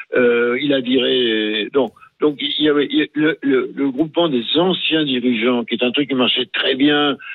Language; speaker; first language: French; native; French